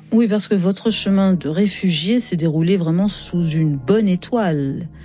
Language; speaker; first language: French; native; French